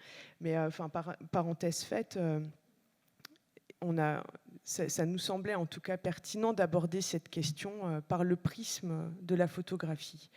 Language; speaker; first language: French; native; French